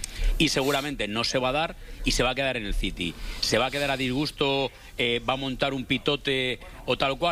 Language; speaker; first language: Spanish; native; Spanish